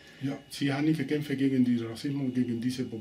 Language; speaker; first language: German; non-native, learner; Spanish